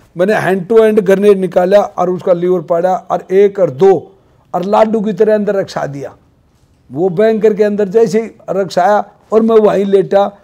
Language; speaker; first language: Hindi; native; Hindi